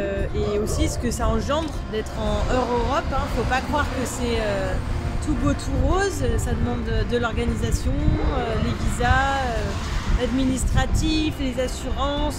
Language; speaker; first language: French; native; French